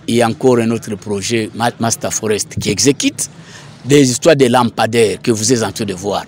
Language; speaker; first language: French; non-native, local second language; Swahili